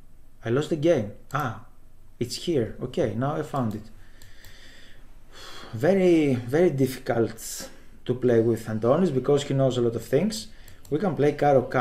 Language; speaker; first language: English; non-native, fluent; Greek